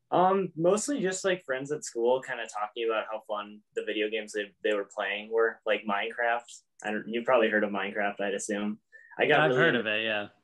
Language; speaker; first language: English; native; English